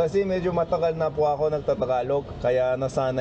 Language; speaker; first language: Filipino; non-native, fluent; English